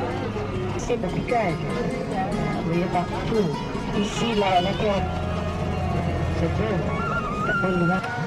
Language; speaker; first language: French; non-native, fluent; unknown